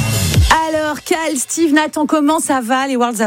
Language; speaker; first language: French; native; French